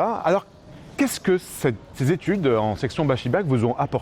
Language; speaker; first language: French; native; French